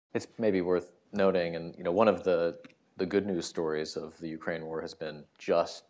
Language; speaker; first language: English; native; English